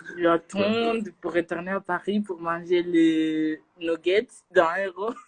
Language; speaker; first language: French; non-native, learner; Portuguese